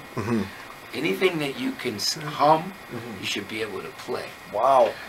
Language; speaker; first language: English; native; English